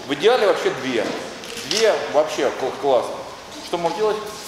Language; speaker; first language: Russian; native; Russian